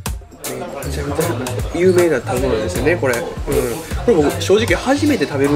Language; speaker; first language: Japanese; native; Japanese